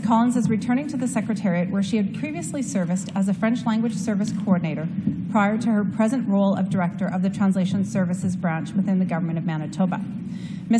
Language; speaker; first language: English; native; English